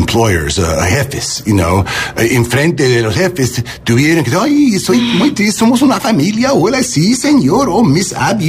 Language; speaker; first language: Spanish; non-native, learner; English